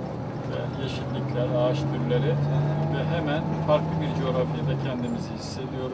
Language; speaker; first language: Turkish; native; Turkish